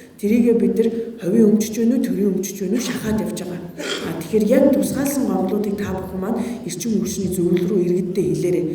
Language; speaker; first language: Mongolian; native; Mongolian